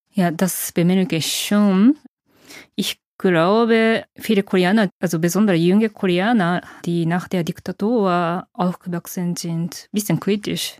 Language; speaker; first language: German; non-native, fluent; Japanese